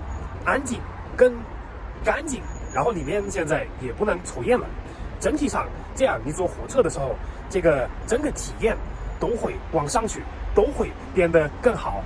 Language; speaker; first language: Chinese; non-native, fluent; German